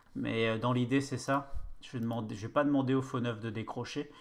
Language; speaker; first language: French; native; French